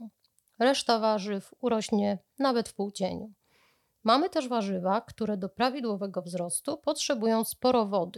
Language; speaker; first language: Polish; native; Polish